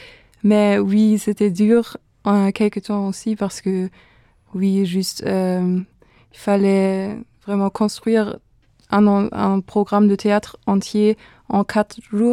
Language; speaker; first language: French; non-native, fluent; German